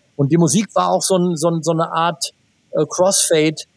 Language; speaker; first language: German; native; German